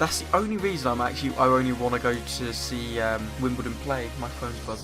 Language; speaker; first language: English; native; English